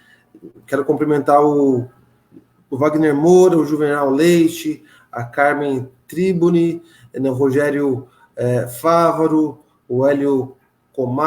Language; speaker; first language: Portuguese; native; Portuguese